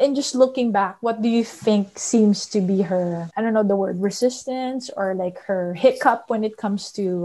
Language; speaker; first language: English; non-native, local second language; Filipino